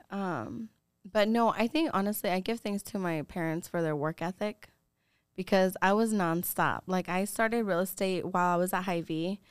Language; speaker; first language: English; early bilingual, other home language; Spanish